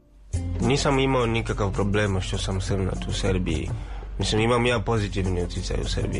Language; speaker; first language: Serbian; non-native, learner; Swahili